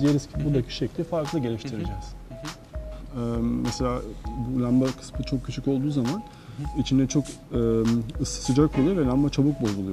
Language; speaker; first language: Turkish; native; Turkish